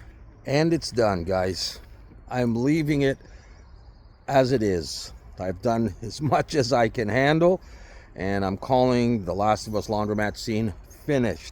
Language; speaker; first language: English; native; English